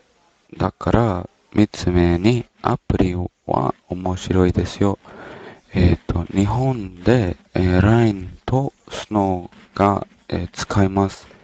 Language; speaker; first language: Japanese; non-native, learner; English